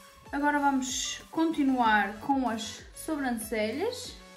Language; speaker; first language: Portuguese; non-native, fluent; Serbian